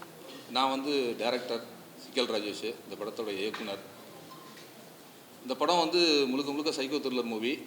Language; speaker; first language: Tamil; native; Tamil